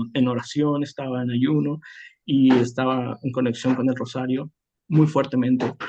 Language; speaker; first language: Spanish; native; Spanish